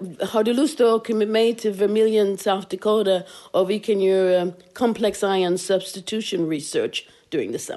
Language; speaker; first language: Swedish; non-native, fluent; English